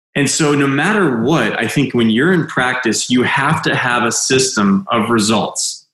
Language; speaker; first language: English; native; English